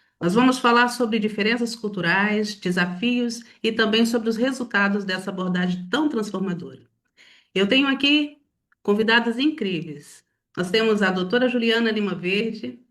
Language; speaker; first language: Portuguese; native; Portuguese